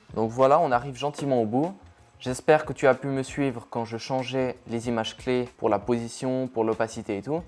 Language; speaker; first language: French; native; French